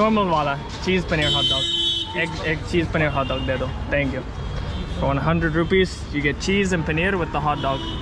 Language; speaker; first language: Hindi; non-native, learner; English